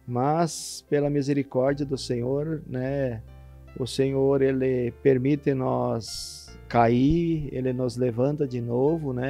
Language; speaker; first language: Portuguese; native; Portuguese